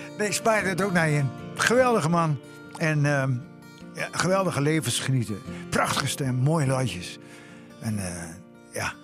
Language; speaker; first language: Dutch; native; Dutch